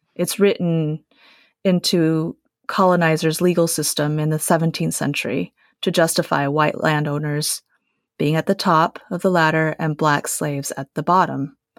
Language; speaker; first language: English; early bilingual, other home language; Chinese